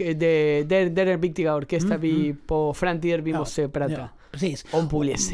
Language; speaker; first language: Swedish; non-native, learner; Spanish